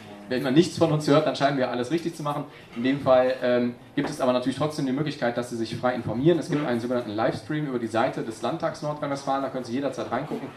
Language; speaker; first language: German; native; German